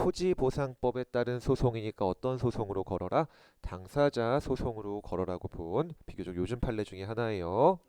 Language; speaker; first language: Korean; native; Korean